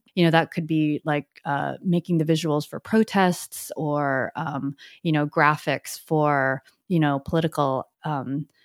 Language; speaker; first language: English; native; English